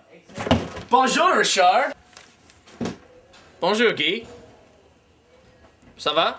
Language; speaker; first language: French; non-native, learner; English